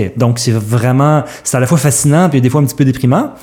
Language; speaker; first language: French; native; French